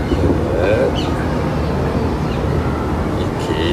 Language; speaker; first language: Turkish; non-native, learner; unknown